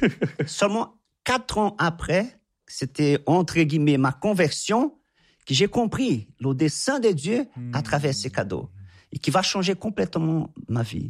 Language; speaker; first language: French; non-native, fluent; Portuguese